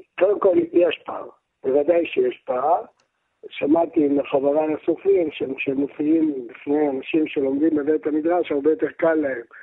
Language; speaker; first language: Hebrew; early bilingual, other home language; Arabic